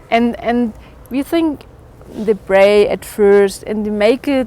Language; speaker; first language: English; non-native, learner; German